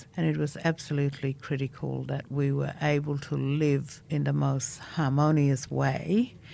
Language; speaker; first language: English; non-native, local second language; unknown